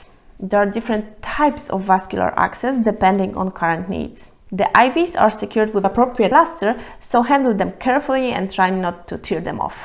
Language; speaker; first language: English; non-native, fluent; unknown